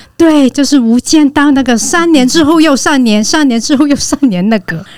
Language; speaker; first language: Chinese; non-native, fluent; Cantonese